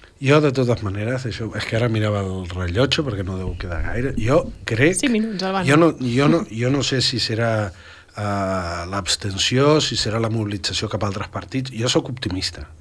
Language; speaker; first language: Catalan; native; Catalan